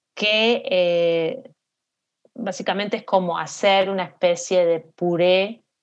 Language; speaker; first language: Spanish; native; Spanish